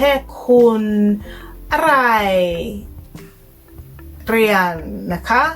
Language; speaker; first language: Thai; non-native, learner; English